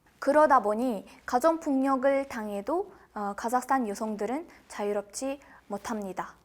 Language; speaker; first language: Korean; non-native, fluent; Kazakh